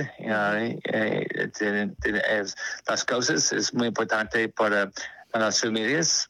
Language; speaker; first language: Spanish; non-native, learner; English